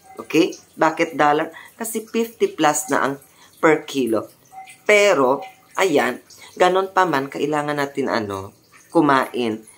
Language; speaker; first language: Filipino; non-native, local second language; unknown